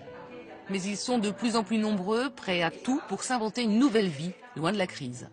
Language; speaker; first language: French; native; French